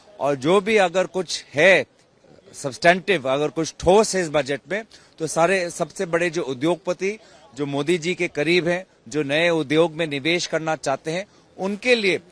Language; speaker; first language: Hindi; non-native, local second language; Assamese